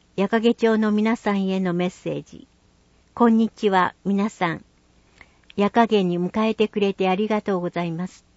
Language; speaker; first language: Japanese; native; Japanese